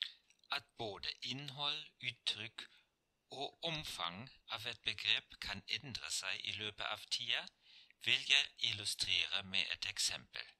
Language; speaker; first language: Norwegian; non-native, fluent; German